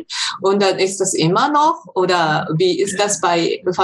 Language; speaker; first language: German; non-native, fluent; Japanese